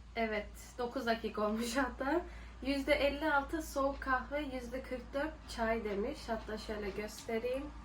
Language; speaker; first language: Turkish; early bilingual, heritage; Turkish